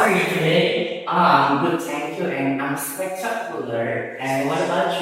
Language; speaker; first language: English; non-native, learner; Indonesian